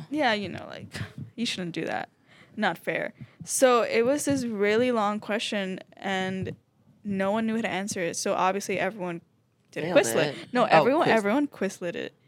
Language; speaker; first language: English; early bilingual, other home language; Spanish